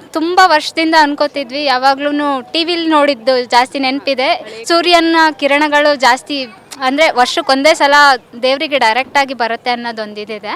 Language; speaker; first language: Kannada; native; Kannada